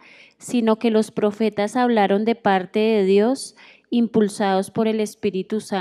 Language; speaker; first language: Spanish; native; Spanish